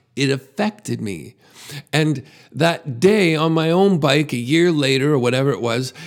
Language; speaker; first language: English; native; English